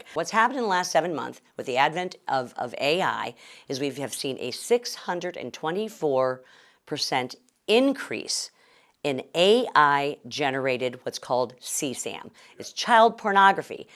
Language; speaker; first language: English; native; English